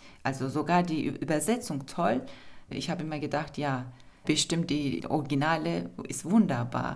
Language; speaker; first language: German; non-native, fluent; Turkish